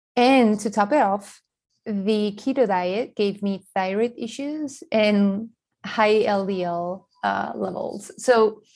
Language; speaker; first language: English; non-native, fluent; Spanish